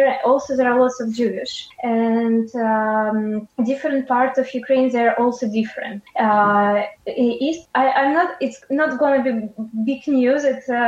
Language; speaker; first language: English; non-native, fluent; Ukrainian